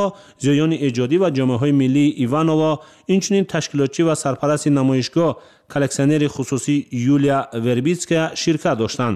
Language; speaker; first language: Tajik; native; Tajik